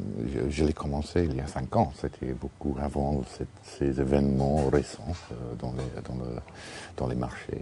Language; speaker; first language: French; non-native, fluent; English